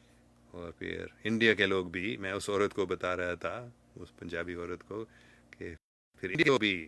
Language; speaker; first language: Hindi; non-native, fluent; English